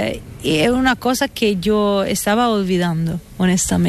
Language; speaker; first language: Spanish; non-native, fluent; Italian